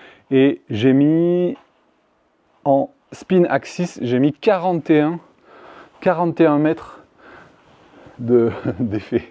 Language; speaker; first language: French; native; French